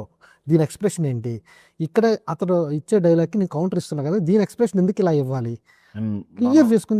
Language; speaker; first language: Telugu; native; Telugu